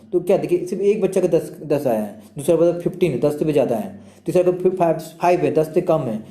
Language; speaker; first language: Hindi; native; Hindi